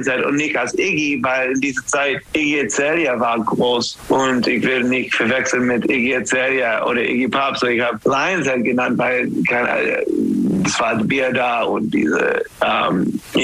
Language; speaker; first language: German; non-native, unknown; English